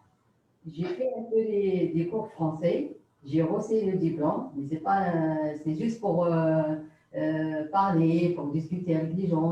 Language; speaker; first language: French; non-native, learner; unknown